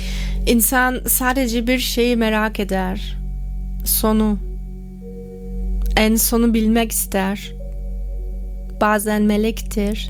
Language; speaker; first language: Turkish; non-native, learner; German